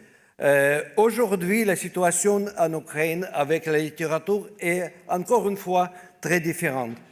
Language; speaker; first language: French; non-native, fluent; Ukrainian